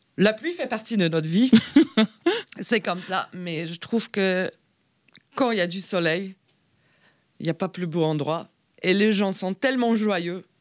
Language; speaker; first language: French; non-native, fluent; Polish